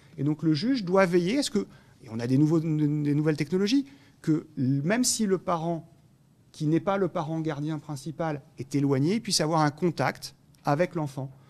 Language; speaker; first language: French; native; French